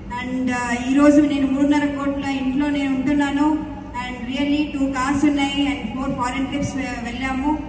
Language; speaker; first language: Telugu; native; Telugu